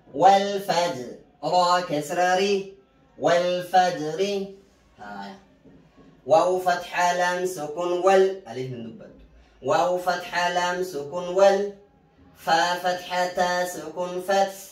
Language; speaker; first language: Arabic; non-native, fluent; Oromo